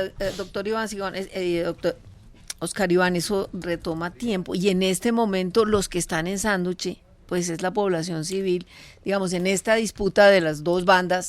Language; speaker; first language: Spanish; native; Spanish